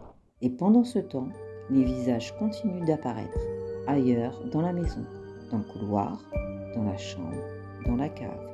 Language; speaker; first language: French; native; French